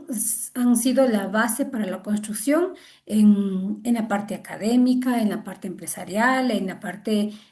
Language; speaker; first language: Spanish; native; Spanish